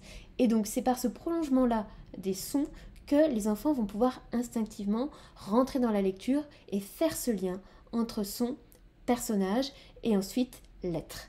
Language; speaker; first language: French; native; French